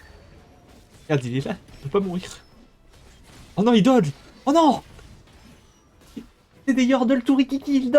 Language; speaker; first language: French; native; French